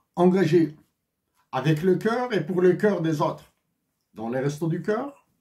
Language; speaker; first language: French; non-native, local second language; Kabyle